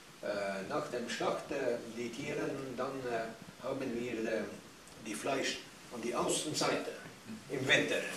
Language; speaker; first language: German; non-native, learner; Northern Sami